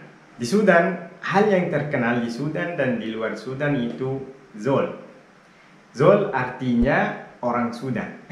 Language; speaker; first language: Indonesian; non-native, fluent; Arabic